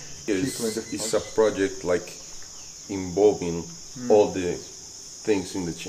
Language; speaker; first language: English; non-native, fluent; Spanish